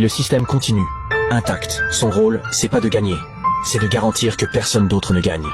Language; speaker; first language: French; native; French